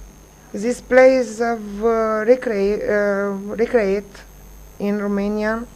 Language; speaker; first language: English; non-native, learner; Romanian